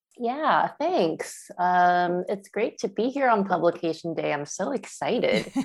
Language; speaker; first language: English; early bilingual, other home language; Chinese